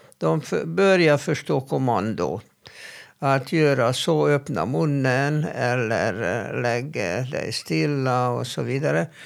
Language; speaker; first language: Swedish; non-native, fluent; Hebrew